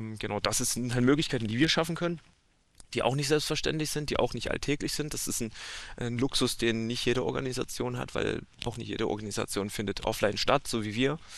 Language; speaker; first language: German; native; German